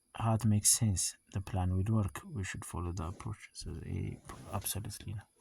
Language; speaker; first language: English; non-native, local second language; Amharic